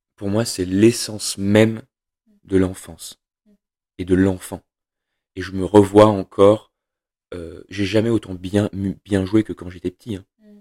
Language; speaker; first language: French; native; French